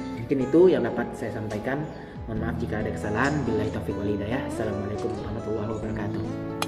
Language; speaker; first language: Indonesian; non-native, local second language; Minangkabau